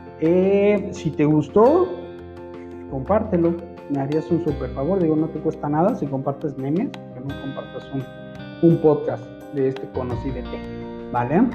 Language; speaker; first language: Spanish; native; Spanish